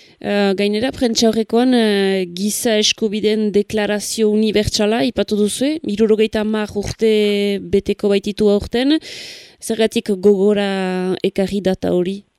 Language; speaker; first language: Basque; native; Basque